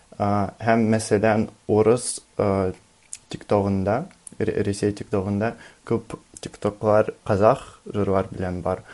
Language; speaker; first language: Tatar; non-native, learner; Russian